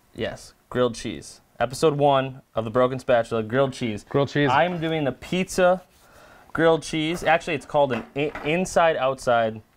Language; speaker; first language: English; native; English